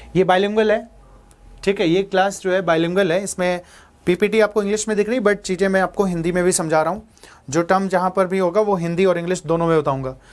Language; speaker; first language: Hindi; native; Hindi